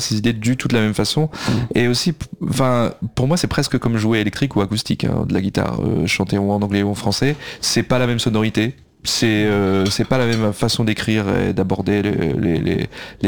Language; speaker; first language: French; native; French